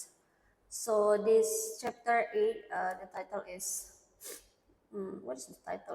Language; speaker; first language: English; non-native, learner; Indonesian